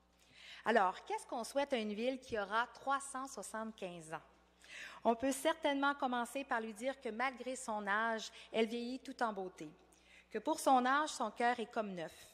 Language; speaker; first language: French; native; French